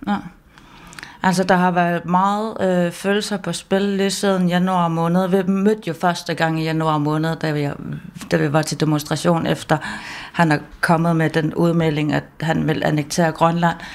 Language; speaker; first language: Danish; non-native, local second language; Kalaallisut